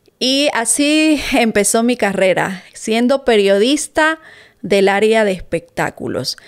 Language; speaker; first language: Spanish; native; Spanish